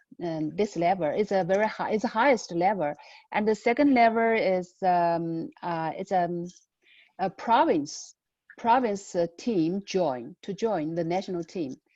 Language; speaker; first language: English; non-native, learner; Chinese